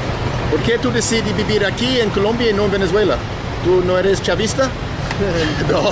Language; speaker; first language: Spanish; non-native, learner; English